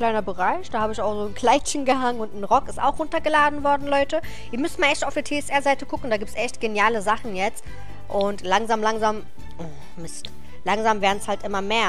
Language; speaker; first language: German; native; German